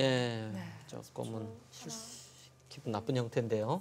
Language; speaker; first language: Korean; native; Korean